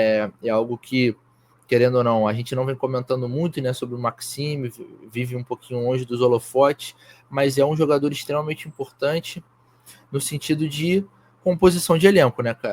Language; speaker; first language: Portuguese; native; Portuguese